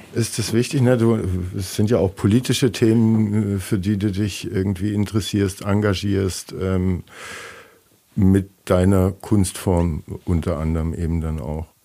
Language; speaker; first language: German; native; German